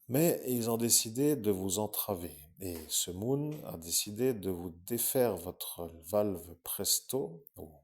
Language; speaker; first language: French; native; French